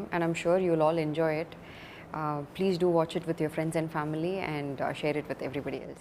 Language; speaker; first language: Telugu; non-native, learner; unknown